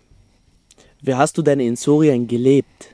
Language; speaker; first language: German; non-native, learner; Arabic